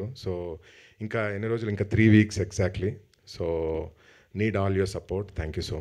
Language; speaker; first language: Telugu; native; Telugu